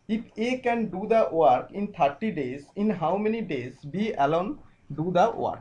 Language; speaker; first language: English; non-native, local second language; Bangla